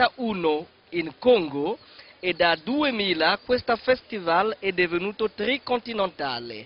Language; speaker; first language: Italian; non-native, fluent; Kongo